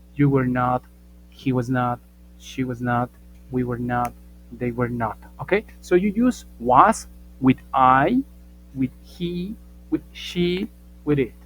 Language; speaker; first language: English; non-native, fluent; Spanish